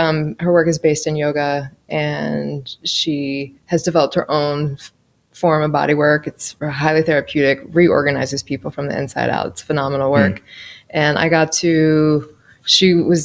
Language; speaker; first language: English; native; English